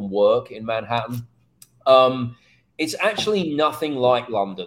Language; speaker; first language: English; native; English